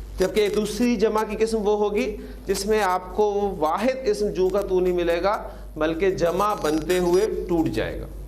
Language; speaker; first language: Urdu; native; Urdu